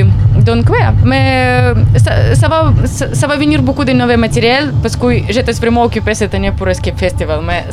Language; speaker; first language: French; non-native, learner; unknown